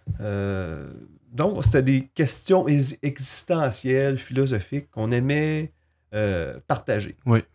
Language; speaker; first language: French; native; French